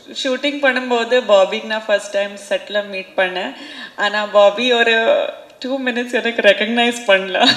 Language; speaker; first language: Tamil; non-native, local second language; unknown